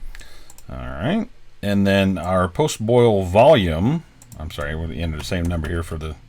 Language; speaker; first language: English; native; English